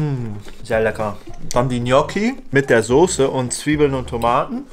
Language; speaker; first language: German; native; German